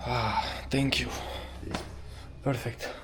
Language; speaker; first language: English; non-native, learner; French